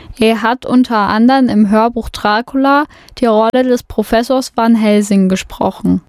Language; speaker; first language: German; native; German